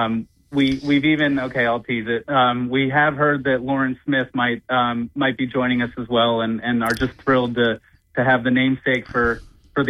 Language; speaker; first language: English; native; English